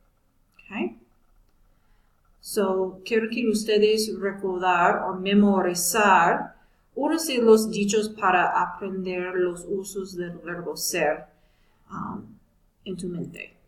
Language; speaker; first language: Spanish; non-native, fluent; English